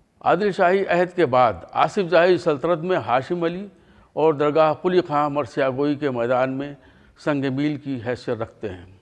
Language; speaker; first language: Urdu; native; Urdu